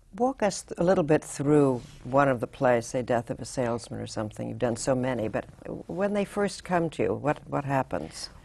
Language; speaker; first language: English; native; English